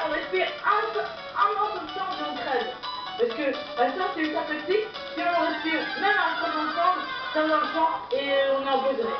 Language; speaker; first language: French; native; French